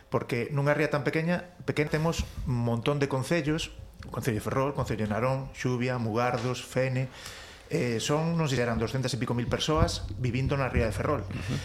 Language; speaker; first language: Galician; native; Galician